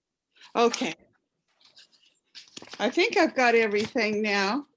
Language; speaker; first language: English; native; English